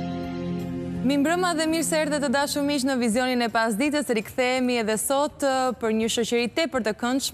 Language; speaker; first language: Albanian; native; Albanian